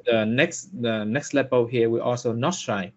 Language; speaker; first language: English; non-native, fluent; Vietnamese